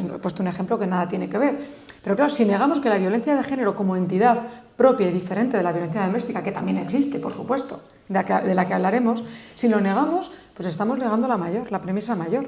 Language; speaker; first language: Spanish; native; Spanish